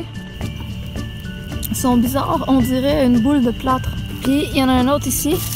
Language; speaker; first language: French; native; French